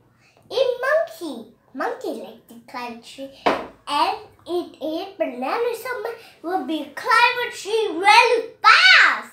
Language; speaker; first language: English; non-native, learner; Vietnamese